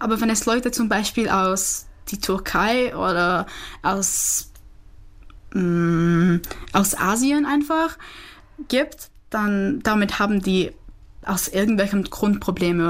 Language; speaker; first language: German; non-native, fluent; Czech